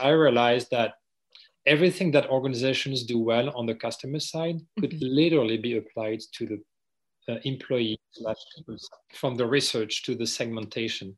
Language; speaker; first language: English; non-native, fluent; French